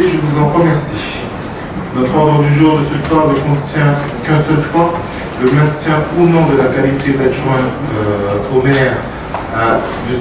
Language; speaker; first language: French; native; French